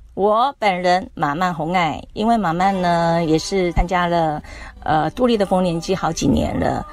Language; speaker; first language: Chinese; native; Chinese